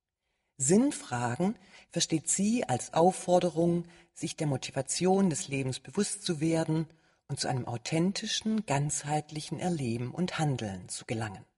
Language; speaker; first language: German; native; German